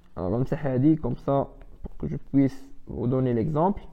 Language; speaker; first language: French; non-native, local second language; Arabic